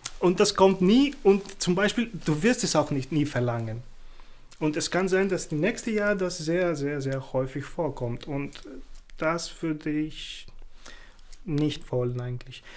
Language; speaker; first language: German; non-native, fluent; Greek